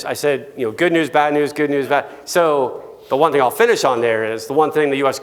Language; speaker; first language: English; native; English